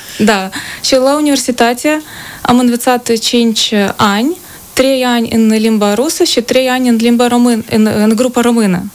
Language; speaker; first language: Romanian; non-native, fluent; Ukrainian